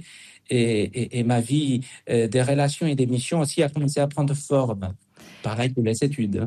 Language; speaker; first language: French; non-native, fluent; Spanish